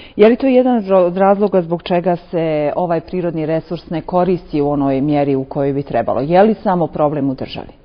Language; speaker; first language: Bosnian; native; Bosnian